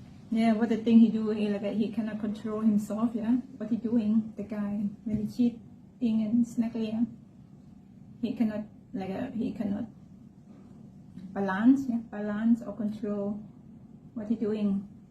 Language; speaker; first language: English; non-native, learner; Thai